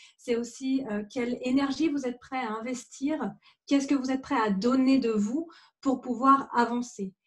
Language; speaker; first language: French; native; French